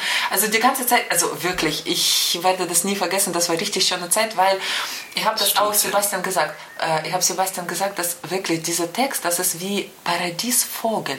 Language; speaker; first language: German; non-native, fluent; Russian